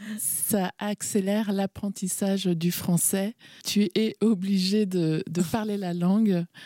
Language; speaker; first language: French; native; French